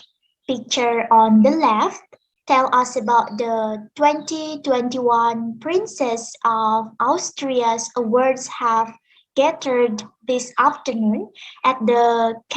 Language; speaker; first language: English; non-native, learner; Indonesian